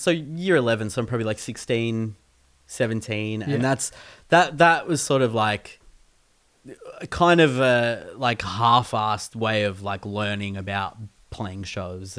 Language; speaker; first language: English; native; English